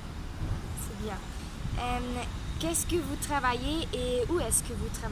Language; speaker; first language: French; non-native, learner; German